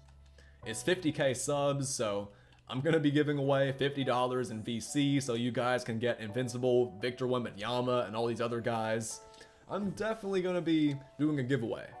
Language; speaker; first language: English; native; English